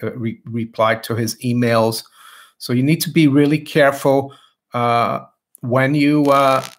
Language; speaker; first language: English; non-native, fluent; Portuguese